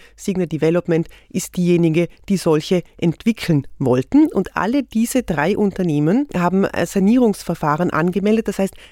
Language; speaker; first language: German; native; German